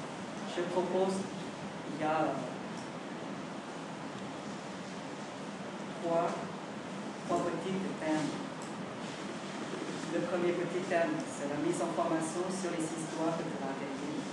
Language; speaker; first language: French; non-native, learner; Vietnamese